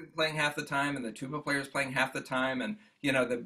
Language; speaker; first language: English; native; English